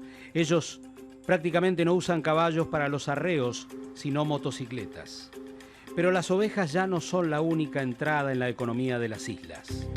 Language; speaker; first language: Spanish; native; Spanish